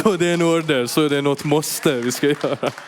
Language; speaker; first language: Swedish; non-native, fluent; Persian